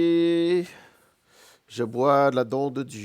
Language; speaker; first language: French; native; French